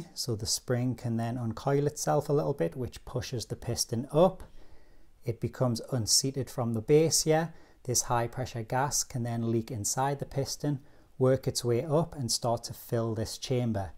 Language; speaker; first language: English; native; English